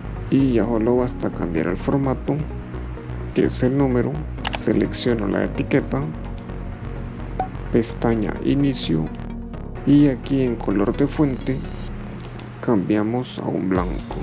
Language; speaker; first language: Spanish; native; Spanish